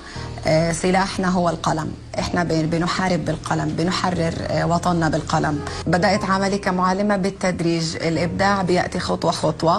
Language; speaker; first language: Arabic; native; Arabic